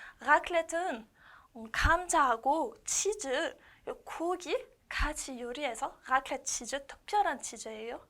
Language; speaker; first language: Korean; non-native, learner; French